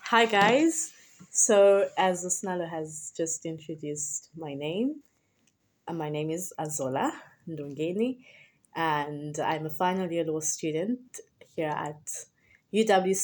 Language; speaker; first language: English; non-native, local second language; Xhosa